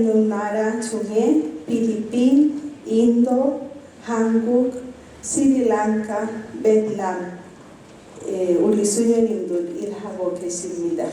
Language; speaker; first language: Korean; non-native, learner; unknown